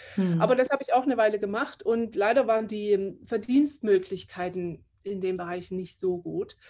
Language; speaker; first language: German; native; German